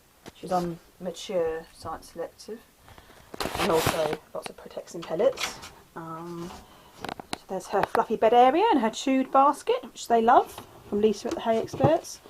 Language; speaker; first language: English; native; English